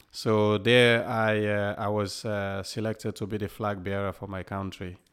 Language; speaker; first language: English; non-native, local second language; Krio